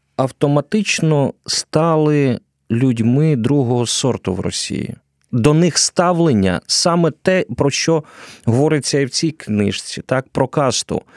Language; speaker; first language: Ukrainian; native; Ukrainian